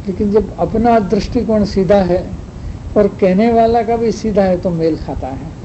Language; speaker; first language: Hindi; non-native, local second language; Gujarati